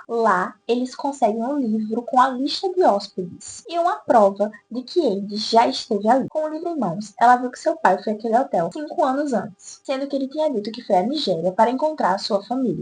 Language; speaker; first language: Portuguese; native; Portuguese